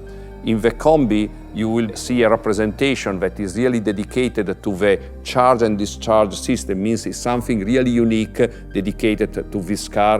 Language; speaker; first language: English; non-native, fluent; Italian